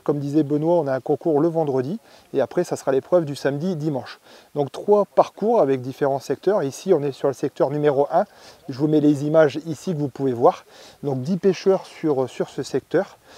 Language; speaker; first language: French; native; French